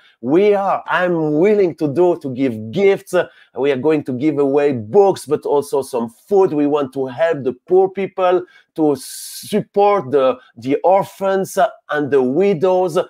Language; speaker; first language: English; non-native, fluent; French